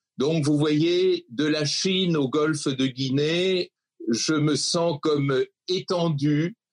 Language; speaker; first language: French; native; French